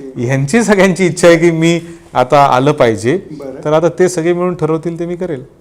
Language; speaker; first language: Marathi; native; Marathi